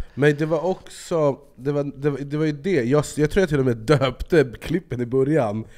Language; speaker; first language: Swedish; native; Swedish